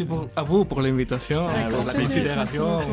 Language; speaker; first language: French; non-native, learner; Spanish